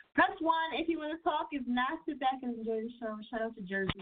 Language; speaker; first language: English; native; English